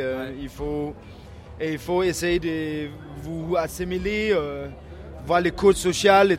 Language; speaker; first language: French; non-native, learner; Danish